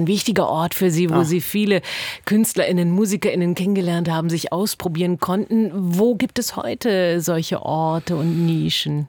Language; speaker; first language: German; native; German